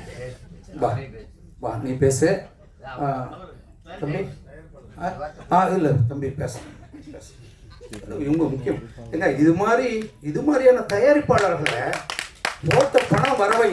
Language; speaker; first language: Tamil; native; Tamil